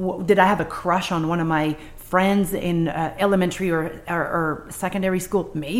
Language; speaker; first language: English; non-native, fluent; French